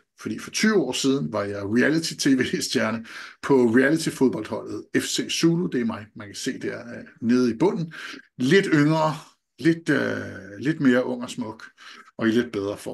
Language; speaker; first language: Danish; native; Danish